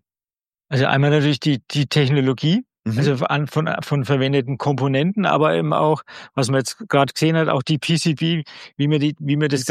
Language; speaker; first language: German; native; German